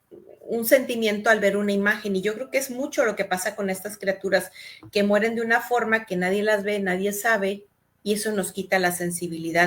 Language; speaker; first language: Spanish; native; Spanish